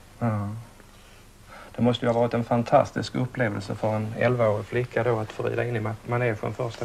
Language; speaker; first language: Swedish; native; Swedish